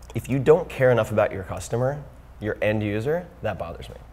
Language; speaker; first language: English; native; English